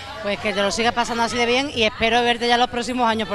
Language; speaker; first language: Spanish; native; Spanish